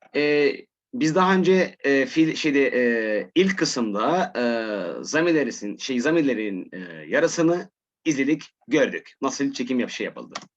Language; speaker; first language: Turkish; non-native, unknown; Arabic